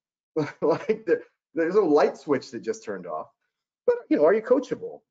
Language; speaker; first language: English; native; English